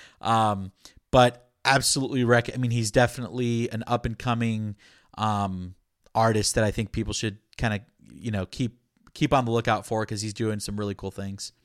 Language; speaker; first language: English; early bilingual, other home language; Spanish